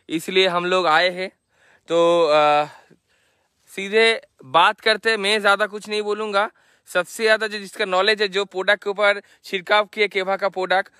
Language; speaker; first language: Hindi; non-native, local second language; Bangla